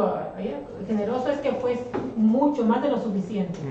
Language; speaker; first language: Spanish; native; Spanish